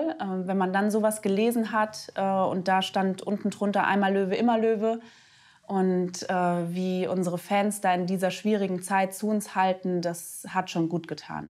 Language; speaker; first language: German; native; German